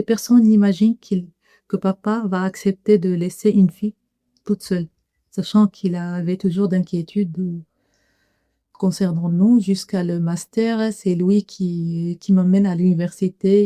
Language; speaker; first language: French; non-native, learner; Arabic